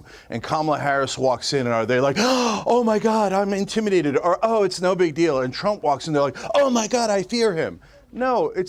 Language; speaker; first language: English; native; English